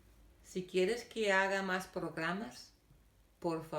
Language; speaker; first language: Spanish; non-native, fluent; Danish